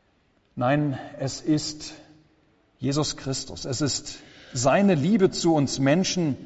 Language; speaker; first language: German; native; German